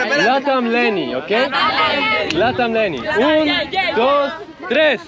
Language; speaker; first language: Spanish; non-native, learner; Swiss German